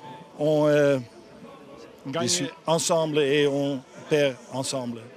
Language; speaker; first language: French; non-native, learner; Dutch